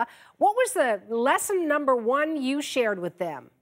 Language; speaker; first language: English; native; English